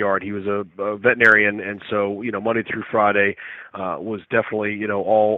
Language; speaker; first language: English; native; English